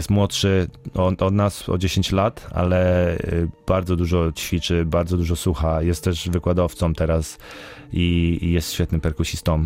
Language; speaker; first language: Polish; early bilingual, heritage; Polish